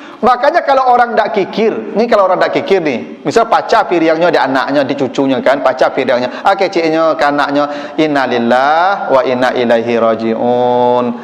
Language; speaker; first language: Malay; non-native, local second language; Minangkabau